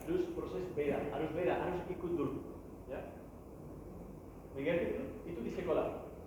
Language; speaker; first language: Indonesian; non-native, learner; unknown